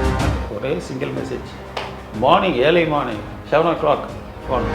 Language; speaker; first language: Telugu; non-native, local second language; Tamil